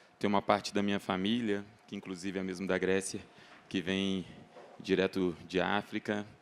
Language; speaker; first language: Portuguese; native; Portuguese